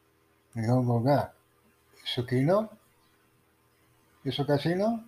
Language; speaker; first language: Japanese; non-native, learner; English